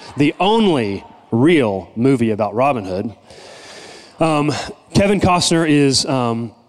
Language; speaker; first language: English; native; English